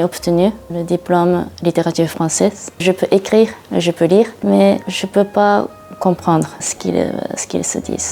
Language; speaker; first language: French; non-native, learner; Japanese